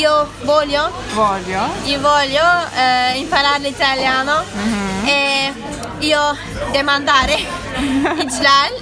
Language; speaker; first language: Italian; non-native, learner; German